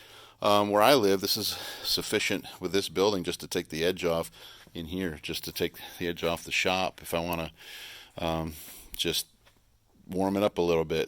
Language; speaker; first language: English; native; English